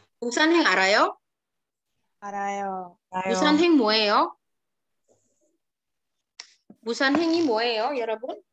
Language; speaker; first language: Korean; non-native, fluent; Indonesian